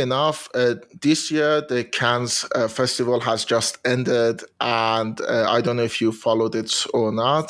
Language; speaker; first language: English; non-native, fluent; Persian